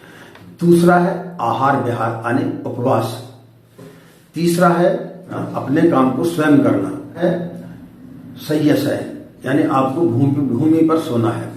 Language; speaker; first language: Hindi; native; Hindi